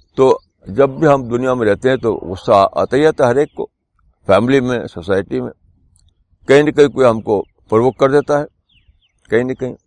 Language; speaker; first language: Urdu; native; Urdu